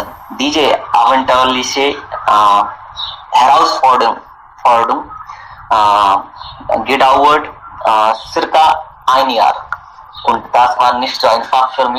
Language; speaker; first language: German; non-native, learner; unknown